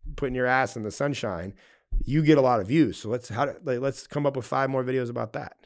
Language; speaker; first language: English; native; English